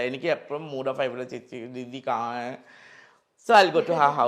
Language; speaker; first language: Malayalam; non-native, local second language; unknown